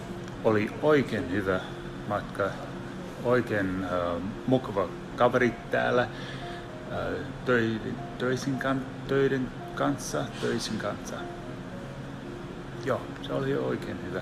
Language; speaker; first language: Finnish; early bilingual, heritage; English